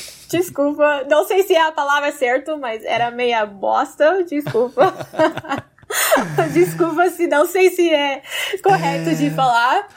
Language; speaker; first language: Portuguese; non-native, fluent; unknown